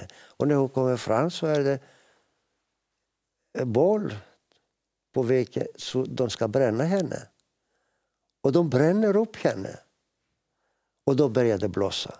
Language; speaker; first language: Swedish; non-native, fluent; Greek